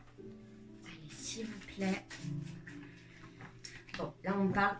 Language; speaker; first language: French; native; French